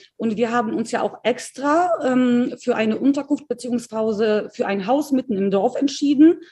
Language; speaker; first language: German; early bilingual, other home language; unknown